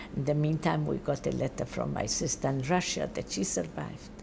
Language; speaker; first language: English; non-native, fluent; Polish